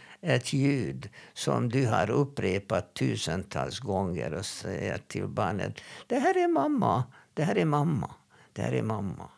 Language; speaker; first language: Swedish; non-native, fluent; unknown